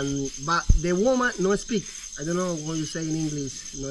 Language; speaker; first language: English; non-native, learner; Spanish